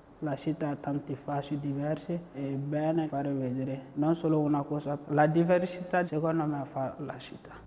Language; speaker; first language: Italian; non-native, fluent; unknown